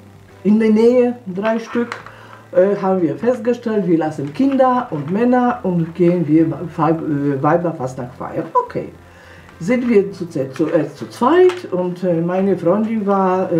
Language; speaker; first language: German; non-native, fluent; Polish